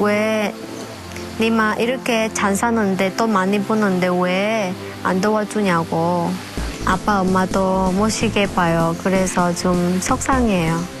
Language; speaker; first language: Korean; non-native, learner; Vietnamese